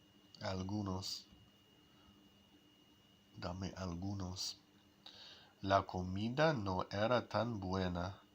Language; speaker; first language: Spanish; non-native, learner; English